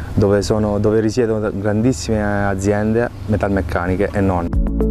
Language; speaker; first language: Italian; native; Italian